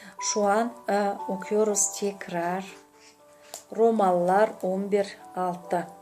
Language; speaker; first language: Turkish; non-native, learner; Gagauz